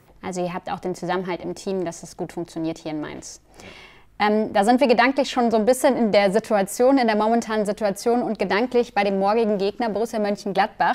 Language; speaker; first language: German; native; German